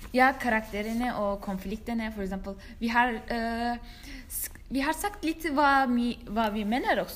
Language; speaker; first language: Norwegian; non-native, learner; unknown